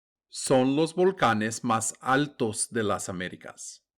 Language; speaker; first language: Spanish; non-native, fluent; English